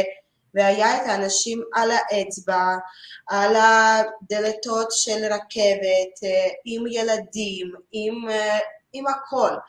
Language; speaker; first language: Hebrew; non-native, learner; Russian